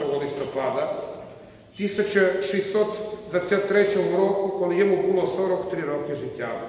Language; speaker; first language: Ukrainian; non-native, fluent; Croatian